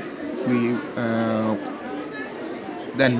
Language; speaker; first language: English; non-native, fluent; Amharic